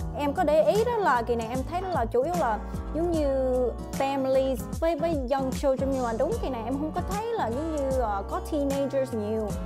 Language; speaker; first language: Vietnamese; early bilingual, heritage; Vietnamese